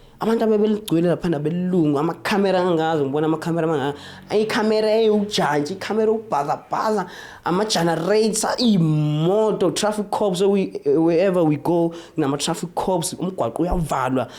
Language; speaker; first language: Zulu; native; Zulu